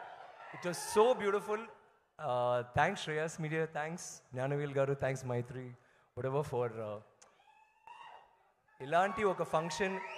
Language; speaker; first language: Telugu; non-native, learner; Tamil